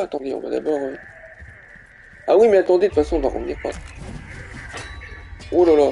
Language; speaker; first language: French; native; French